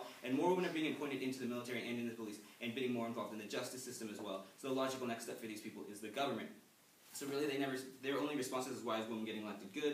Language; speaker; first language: English; native; English